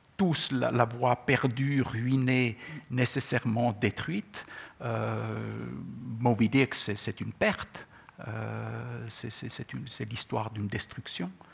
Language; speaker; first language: French; non-native, local second language; Czech